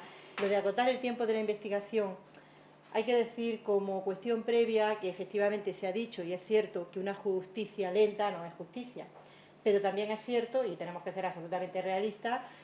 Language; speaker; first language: Spanish; native; Spanish